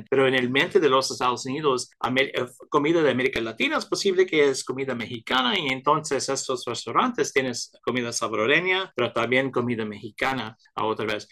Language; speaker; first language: Spanish; early bilingual, heritage; Spanish